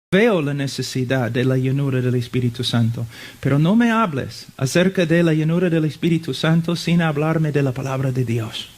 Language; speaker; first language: Spanish; non-native, fluent; English